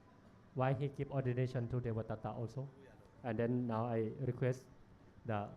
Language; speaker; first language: English; non-native, learner; Thai